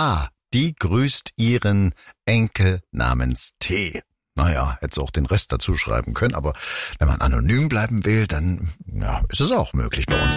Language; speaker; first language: German; native; German